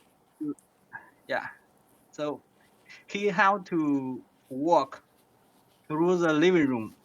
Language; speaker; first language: English; non-native, learner; Chinese